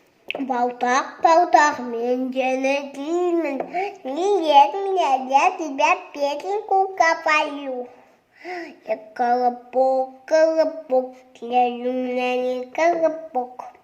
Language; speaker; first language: Russian; non-native, local second language; Kazakh